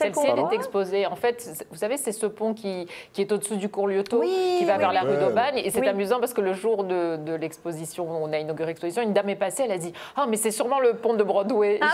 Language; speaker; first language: French; native; French